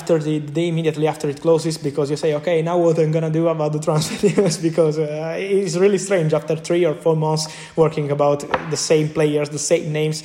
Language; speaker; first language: English; non-native, fluent; Italian